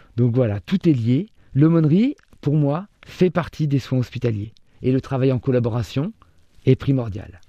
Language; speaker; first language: French; native; French